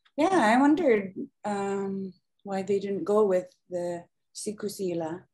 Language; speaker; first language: English; native; English